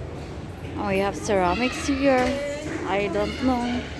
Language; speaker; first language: English; non-native, fluent; Filipino